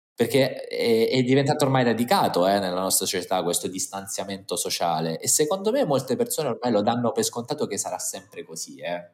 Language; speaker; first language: Italian; native; Italian